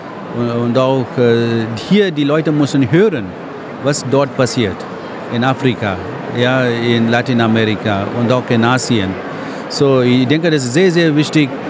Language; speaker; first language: German; non-native, fluent; Tamil